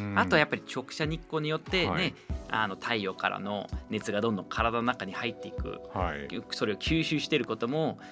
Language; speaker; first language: Japanese; non-native, fluent; English